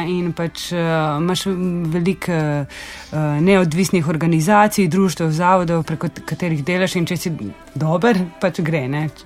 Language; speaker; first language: Slovenian; non-native, fluent; Serbian